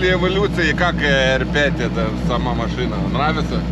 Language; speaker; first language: Russian; non-native, fluent; Lithuanian